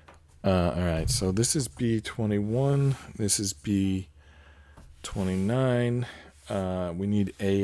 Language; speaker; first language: English; native; English